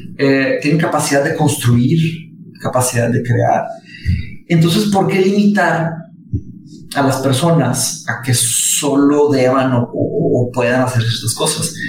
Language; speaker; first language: Spanish; early bilingual, other home language; Portuguese